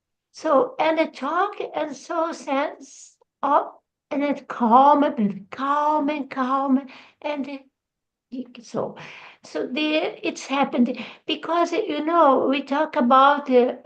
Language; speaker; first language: English; non-native, learner; Portuguese